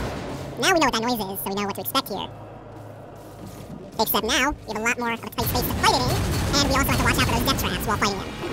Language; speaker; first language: English; native; English